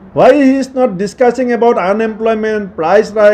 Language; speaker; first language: English; non-native, local second language; Assamese